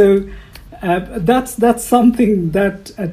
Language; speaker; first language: English; non-native, local second language; Tamil